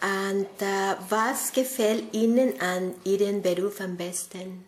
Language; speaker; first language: German; non-native, learner; Spanish